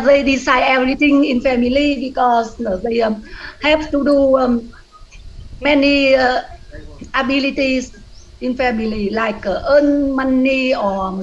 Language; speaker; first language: English; non-native, learner; Vietnamese